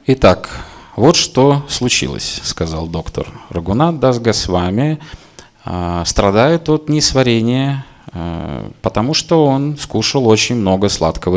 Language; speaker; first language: Russian; native; Russian